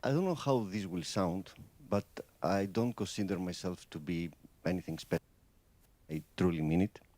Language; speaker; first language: English; non-native, fluent; Greek